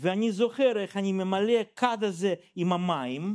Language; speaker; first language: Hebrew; non-native, fluent; Russian